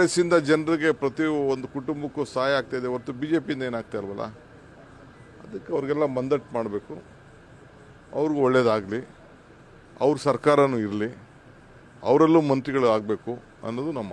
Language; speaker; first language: Kannada; native; Kannada